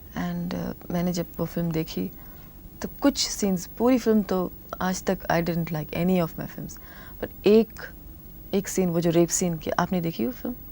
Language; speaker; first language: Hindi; non-native, local second language; Tamil